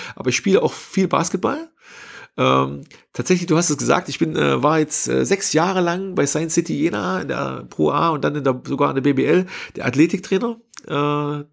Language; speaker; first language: German; native; German